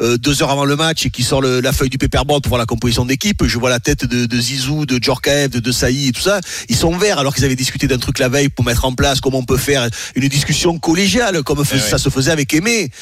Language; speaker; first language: French; native; French